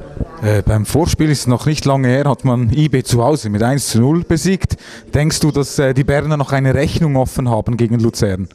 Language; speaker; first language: German; native; German